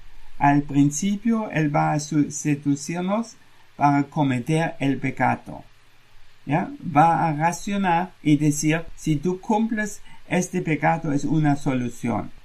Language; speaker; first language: Spanish; non-native, fluent; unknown